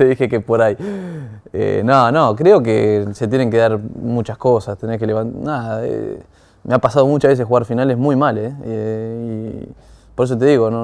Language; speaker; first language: Spanish; native; Spanish